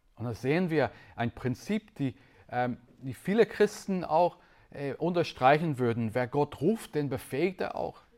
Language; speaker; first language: German; non-native, fluent; English